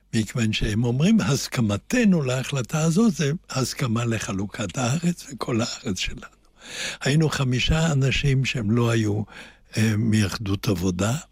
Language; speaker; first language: Hebrew; non-native, fluent; German